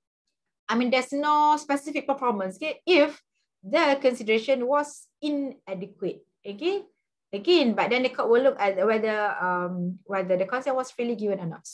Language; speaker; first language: English; non-native, local second language; Malay